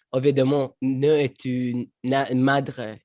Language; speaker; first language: French; non-native, learner; Arabic